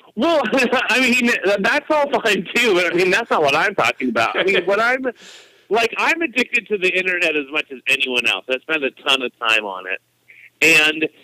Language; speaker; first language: English; native; English